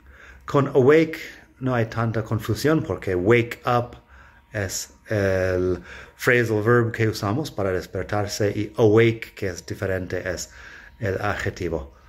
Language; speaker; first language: Spanish; non-native, fluent; English